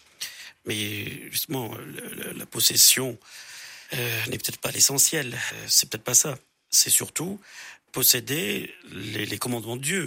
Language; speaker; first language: French; native; French